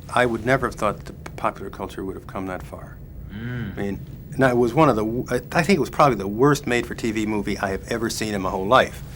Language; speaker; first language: English; native; English